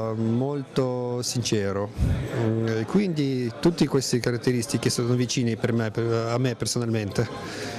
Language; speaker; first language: Italian; non-native, fluent; Russian